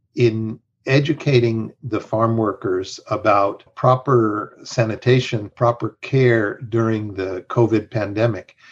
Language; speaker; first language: English; early bilingual, other home language; Spanish